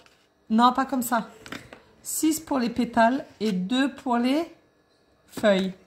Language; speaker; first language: French; native; French